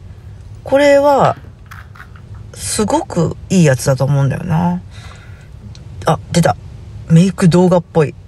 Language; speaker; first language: Japanese; native; Japanese